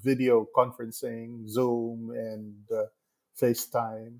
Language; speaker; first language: English; non-native, local second language; Hiligaynon